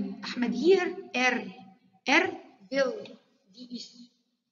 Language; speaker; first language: German; non-native, learner; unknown